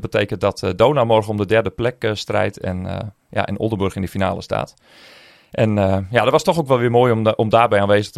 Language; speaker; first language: Dutch; native; Dutch